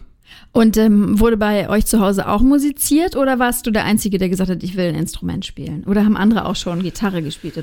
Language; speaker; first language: German; native; German